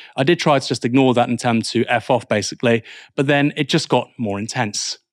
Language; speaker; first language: English; native; English